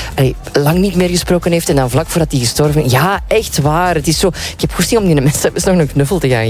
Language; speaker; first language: Dutch; native; Dutch